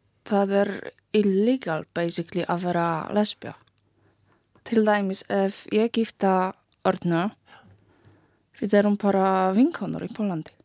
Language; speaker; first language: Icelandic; non-native, learner; Polish